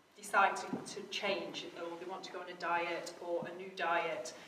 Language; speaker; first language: English; native; English